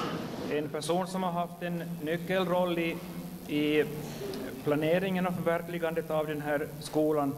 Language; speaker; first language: Swedish; native; Swedish